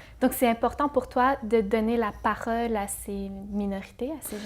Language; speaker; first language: French; native; French